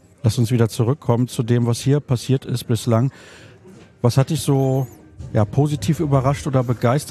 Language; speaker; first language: German; native; German